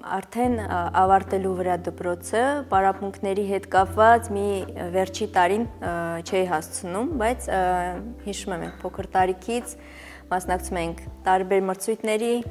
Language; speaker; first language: Armenian; native; Armenian